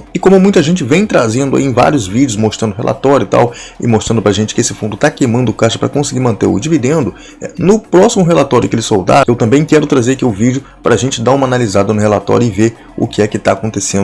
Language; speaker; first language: Portuguese; native; Portuguese